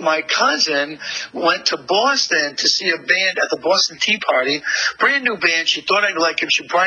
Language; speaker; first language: English; native; English